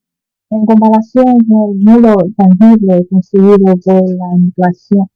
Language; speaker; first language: Spanish; non-native, fluent; Chinese